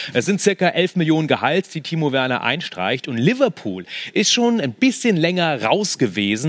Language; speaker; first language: German; native; German